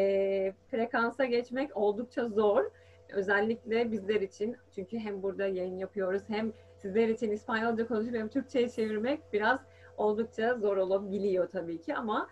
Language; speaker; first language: Turkish; native; Turkish